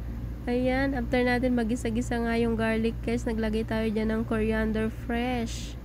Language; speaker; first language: Filipino; native; Filipino